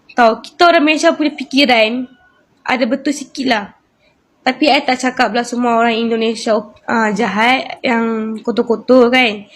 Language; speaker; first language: Malay; native; Malay